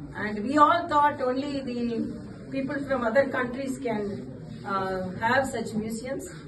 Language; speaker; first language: English; non-native, local second language; Tamil